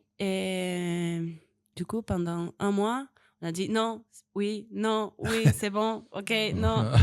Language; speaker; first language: French; non-native, learner; Spanish